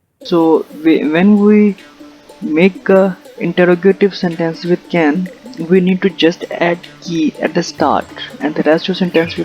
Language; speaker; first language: English; non-native, local second language; Punjabi